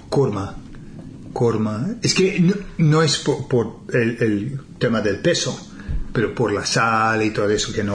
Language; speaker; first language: Spanish; non-native, fluent; English